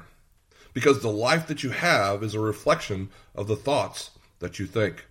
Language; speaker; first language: English; native; English